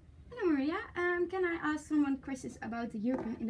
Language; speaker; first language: English; non-native, learner; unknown